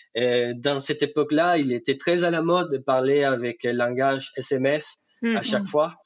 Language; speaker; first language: French; non-native, fluent; Spanish